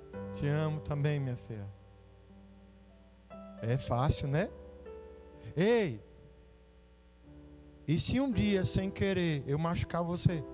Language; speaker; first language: Portuguese; native; Portuguese